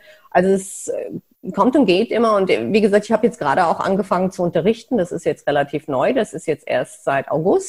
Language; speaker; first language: German; native; German